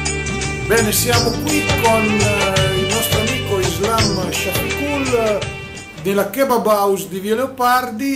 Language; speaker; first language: Italian; native; Italian